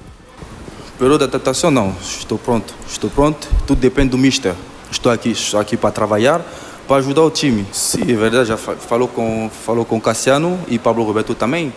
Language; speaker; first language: Portuguese; non-native, learner; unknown